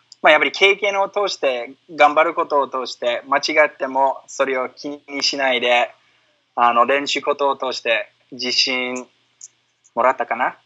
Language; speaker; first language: Japanese; non-native, fluent; English